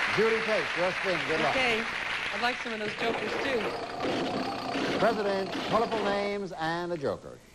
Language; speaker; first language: English; native; English